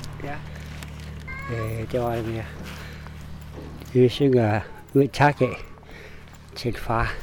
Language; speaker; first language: Danish; non-native, learner; Kalaallisut